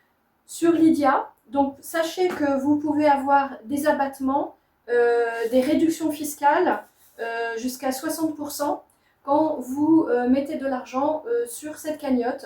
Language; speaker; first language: French; native; French